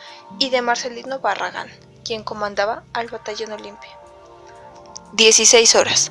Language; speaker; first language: Spanish; native; Spanish